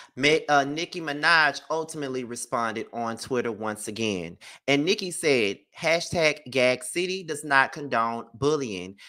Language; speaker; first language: English; native; English